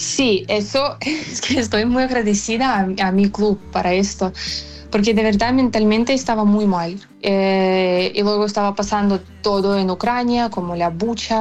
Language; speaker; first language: Spanish; non-native, fluent; Ukrainian